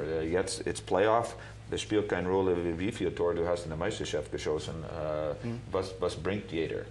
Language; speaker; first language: German; non-native, learner; English